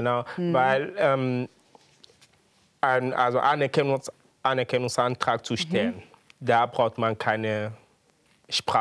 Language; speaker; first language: German; non-native, fluent; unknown